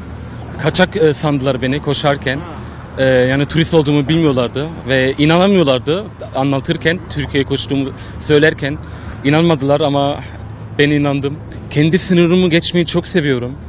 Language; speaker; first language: Turkish; early bilingual, heritage; Turkish